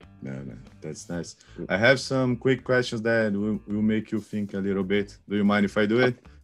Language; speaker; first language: English; non-native, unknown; Portuguese